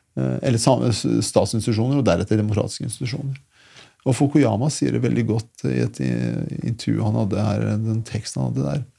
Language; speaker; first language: Norwegian; early bilingual, other home language; Persian